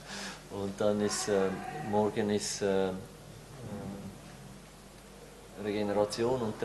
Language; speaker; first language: German; non-native, fluent; Swiss German